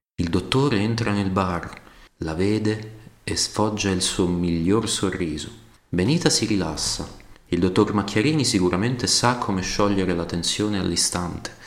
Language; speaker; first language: Italian; native; Italian